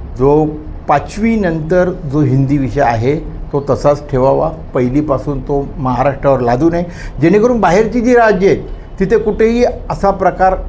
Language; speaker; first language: Marathi; native; Marathi